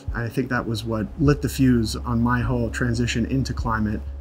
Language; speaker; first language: English; native; English